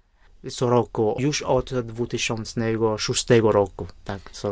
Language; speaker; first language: Polish; non-native, fluent; Vietnamese